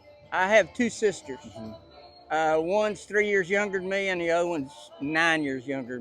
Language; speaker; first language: English; native; English